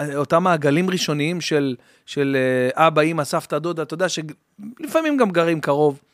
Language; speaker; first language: Hebrew; early bilingual, other home language; Arabic